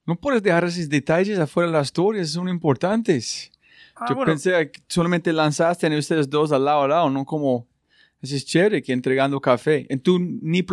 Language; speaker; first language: Spanish; non-native, fluent; English